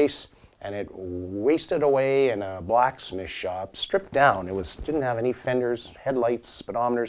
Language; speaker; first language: English; native; English